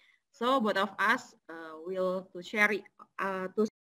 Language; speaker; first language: English; non-native, learner; Indonesian